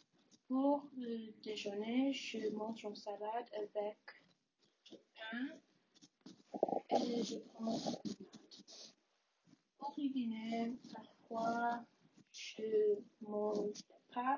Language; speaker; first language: French; non-native, learner; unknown